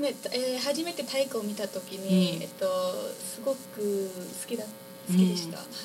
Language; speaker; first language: Japanese; early bilingual, heritage; English